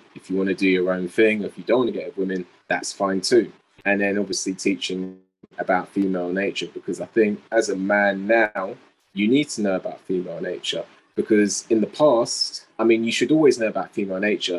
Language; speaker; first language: English; native; English